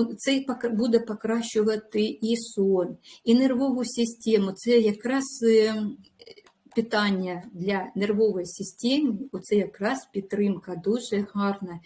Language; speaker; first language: Ukrainian; non-native, local second language; Russian